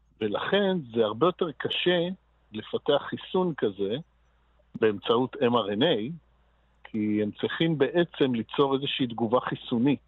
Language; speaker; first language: Hebrew; native; Hebrew